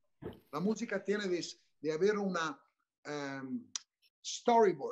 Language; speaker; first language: Spanish; non-native, learner; Italian